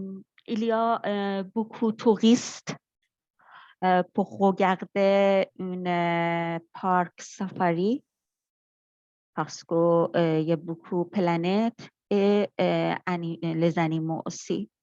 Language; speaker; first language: French; non-native, learner; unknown